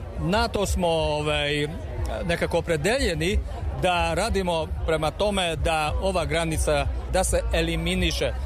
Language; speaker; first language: Serbian; non-native, fluent; Hungarian